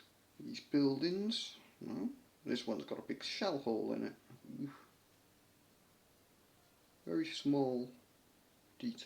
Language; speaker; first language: English; native; English